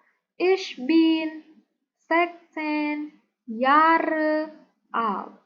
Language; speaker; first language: German; non-native, learner; Indonesian